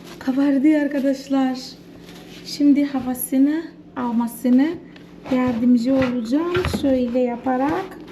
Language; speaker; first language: Turkish; non-native, fluent; Portuguese